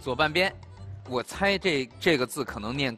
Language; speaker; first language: Chinese; native; Chinese